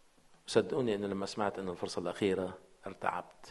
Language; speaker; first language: Arabic; native; Arabic